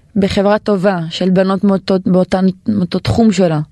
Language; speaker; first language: Hebrew; native; Hebrew